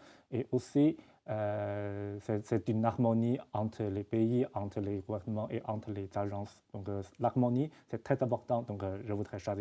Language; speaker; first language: French; non-native, fluent; Chinese